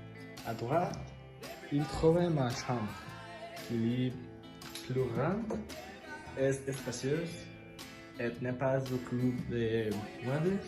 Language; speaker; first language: French; non-native, learner; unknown